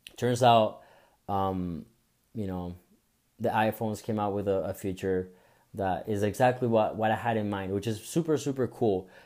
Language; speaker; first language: English; early bilingual, other home language; Spanish